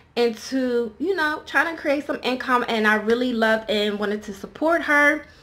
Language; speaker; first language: English; native; English